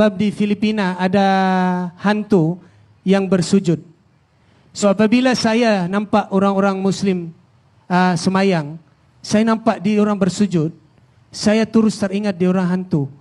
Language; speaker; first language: Indonesian; non-native, fluent; Filipino